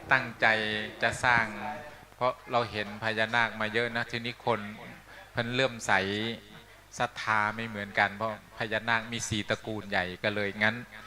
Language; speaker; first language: Thai; non-native, local second language; Northeastern Thai